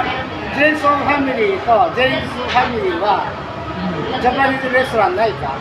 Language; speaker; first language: Japanese; non-native, learner; Filipino